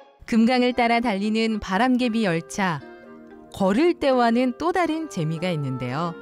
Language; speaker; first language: Korean; native; Korean